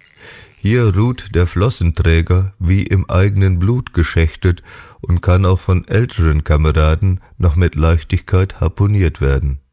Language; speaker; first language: German; native; German